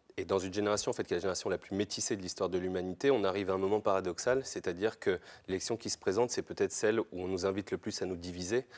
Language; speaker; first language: French; native; French